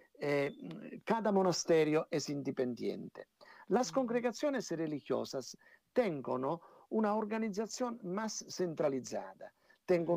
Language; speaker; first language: Italian; non-native, fluent; Spanish